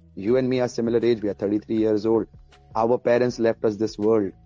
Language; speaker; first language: English; early bilingual, other home language; Arabic